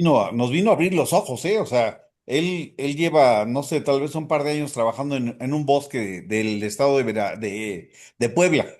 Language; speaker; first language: Spanish; native; Spanish